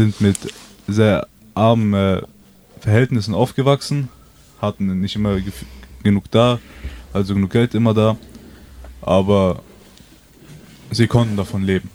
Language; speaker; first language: German; early bilingual, other home language; Albanian